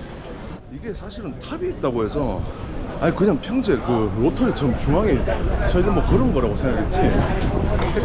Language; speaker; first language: Korean; native; Korean